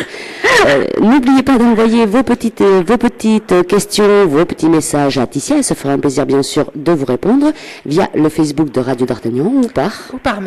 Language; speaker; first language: French; native; French